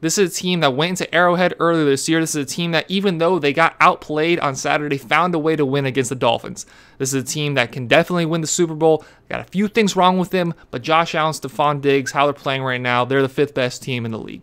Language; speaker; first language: English; native; English